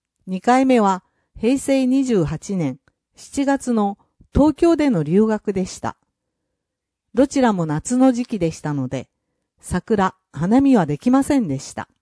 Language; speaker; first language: Japanese; non-native, fluent; English